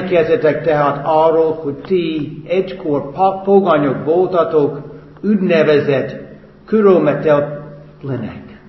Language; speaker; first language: Hungarian; non-native, fluent; English